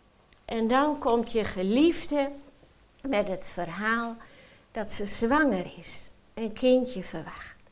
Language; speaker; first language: Dutch; native; Dutch